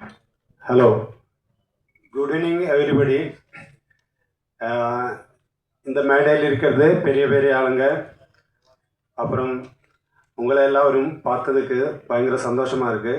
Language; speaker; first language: Tamil; non-native, learner; Malayalam